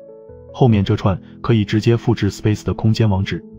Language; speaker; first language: Chinese; native; Chinese